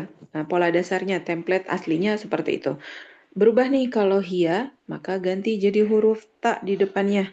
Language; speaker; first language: Indonesian; native; Indonesian